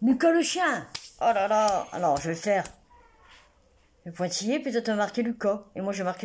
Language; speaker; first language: French; native; French